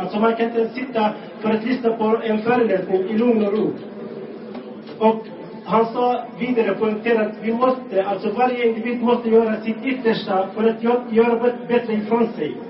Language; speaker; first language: Swedish; non-native, local second language; Arabic